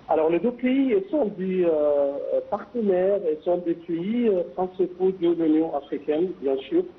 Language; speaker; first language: French; non-native, fluent; Arabic